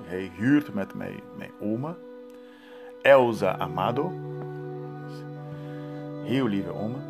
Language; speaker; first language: Dutch; non-native, learner; Portuguese